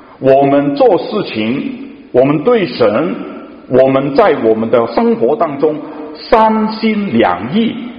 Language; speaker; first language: Chinese; non-native, local second language; Cantonese